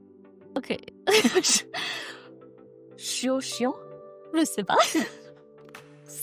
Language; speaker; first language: French; non-native, learner; Chinese